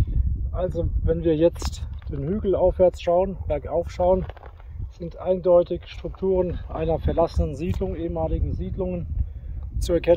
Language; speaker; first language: German; native; German